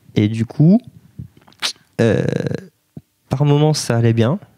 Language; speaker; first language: French; native; French